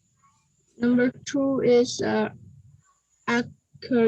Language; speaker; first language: English; non-native, learner; Vietnamese